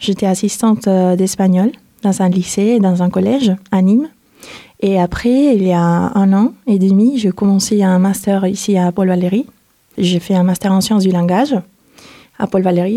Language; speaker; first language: French; non-native, fluent; Spanish